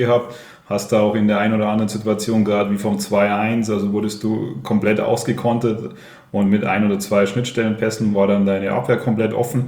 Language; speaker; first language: German; native; German